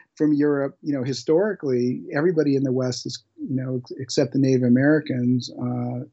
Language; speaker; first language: English; native; English